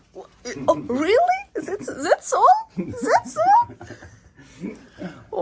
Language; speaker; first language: English; non-native, learner; Russian